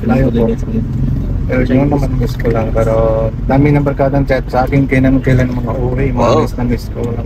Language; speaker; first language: Filipino; non-native, learner; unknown